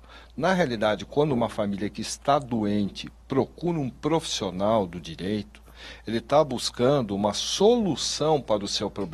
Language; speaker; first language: Portuguese; native; Portuguese